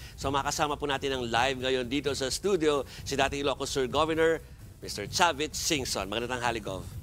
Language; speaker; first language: Filipino; native; Filipino